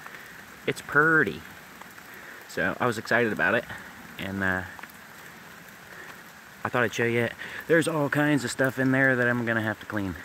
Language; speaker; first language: English; native; English